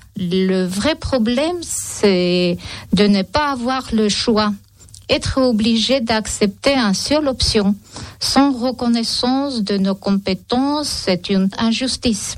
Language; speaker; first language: French; non-native, fluent; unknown